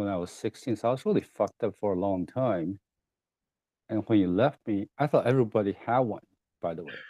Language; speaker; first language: English; non-native, fluent; Chinese